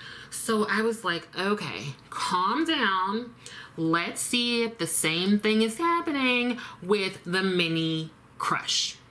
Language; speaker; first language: English; native; English